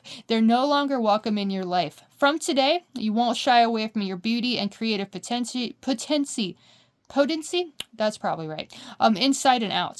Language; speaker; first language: English; native; English